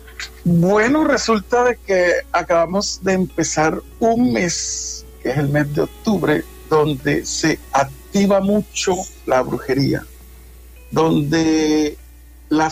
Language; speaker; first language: Spanish; native; Spanish